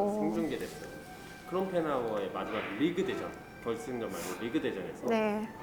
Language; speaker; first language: Korean; native; Korean